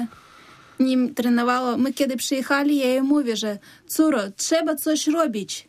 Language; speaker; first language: Polish; non-native, learner; Russian